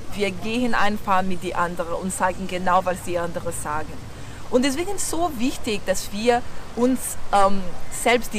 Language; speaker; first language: German; non-native, learner; Portuguese